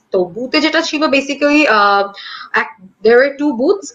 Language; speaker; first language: English; non-native, local second language; Bangla